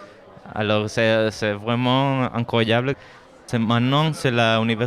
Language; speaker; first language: French; non-native, learner; Spanish